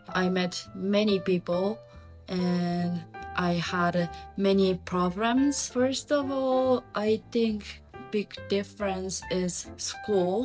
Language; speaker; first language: English; non-native, learner; Japanese